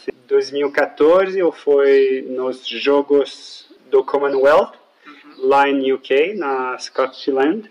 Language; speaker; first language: Portuguese; non-native, fluent; French